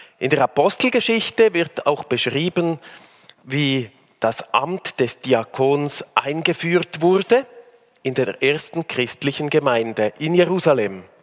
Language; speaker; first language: German; native; German